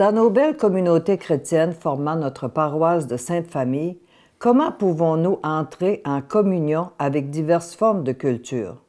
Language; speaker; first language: French; native; French